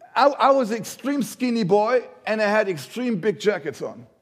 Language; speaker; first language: English; non-native, fluent; German